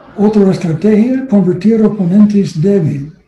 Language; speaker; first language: Spanish; non-native, learner; English